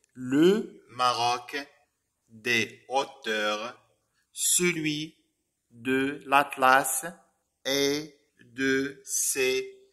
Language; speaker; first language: French; non-native, local second language; Arabic